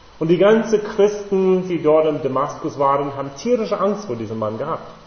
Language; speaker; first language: German; non-native, fluent; English